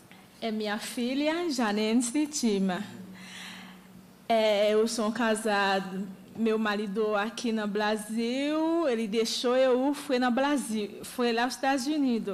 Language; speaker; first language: Portuguese; non-native, learner; Haitian Creole